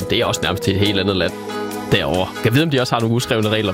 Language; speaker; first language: Danish; native; Danish